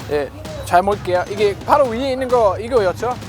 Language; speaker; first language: Korean; non-native, fluent; German